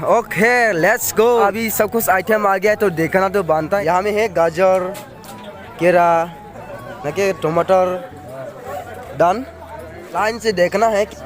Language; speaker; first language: Hindi; non-native, local second language; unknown